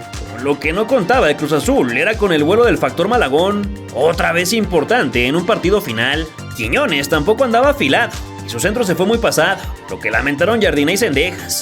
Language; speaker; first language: Spanish; native; Spanish